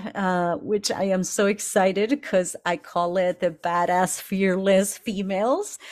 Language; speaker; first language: English; early bilingual, other home language; Spanish